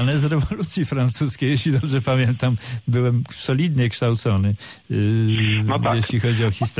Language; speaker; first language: Polish; native; Polish